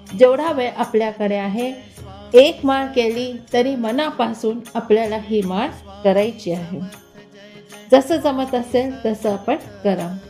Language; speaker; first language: Marathi; non-native, local second language; Hindi